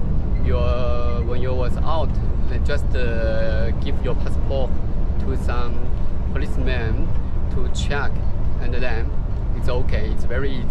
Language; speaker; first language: English; non-native, fluent; Chinese